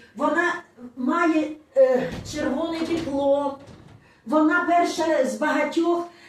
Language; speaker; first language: Ukrainian; non-native, local second language; Russian